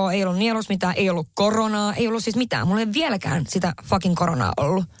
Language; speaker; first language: Finnish; native; Finnish